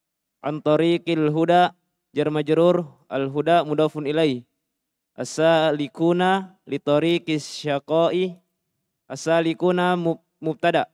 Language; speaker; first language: Arabic; non-native, learner; Indonesian